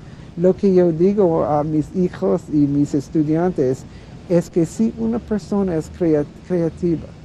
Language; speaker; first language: Spanish; non-native, fluent; English